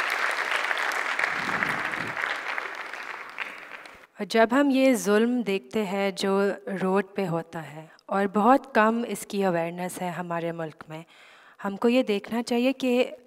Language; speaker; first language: Urdu; native; Urdu